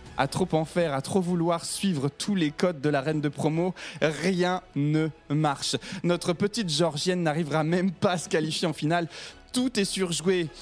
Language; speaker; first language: French; native; French